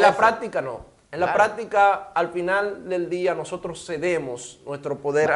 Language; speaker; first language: Spanish; native; Spanish